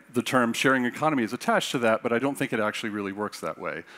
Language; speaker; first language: English; native; English